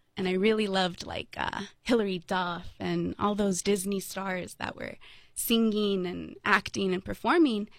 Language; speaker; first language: English; native; English